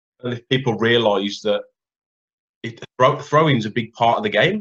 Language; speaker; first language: English; native; English